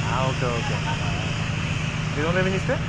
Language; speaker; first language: Spanish; non-native, learner; French